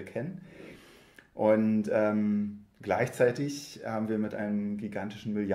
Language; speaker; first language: German; native; German